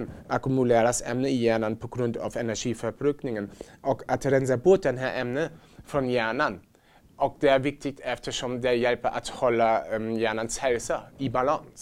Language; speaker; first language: Swedish; non-native, fluent; German